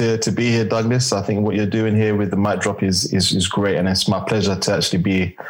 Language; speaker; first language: English; native; English